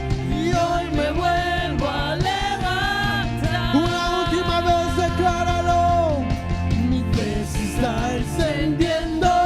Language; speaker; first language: Spanish; native; Spanish